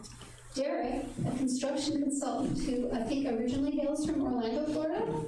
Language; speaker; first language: English; native; English